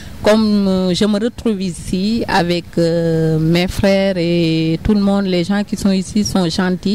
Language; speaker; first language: French; non-native, local second language; Wolof